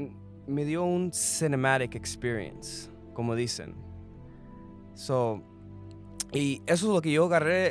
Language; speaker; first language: Spanish; early bilingual, heritage; Spanish